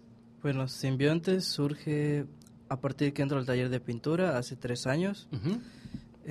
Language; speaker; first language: Spanish; native; Spanish